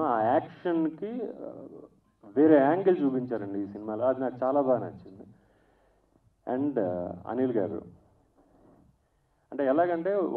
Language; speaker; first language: Telugu; native; Telugu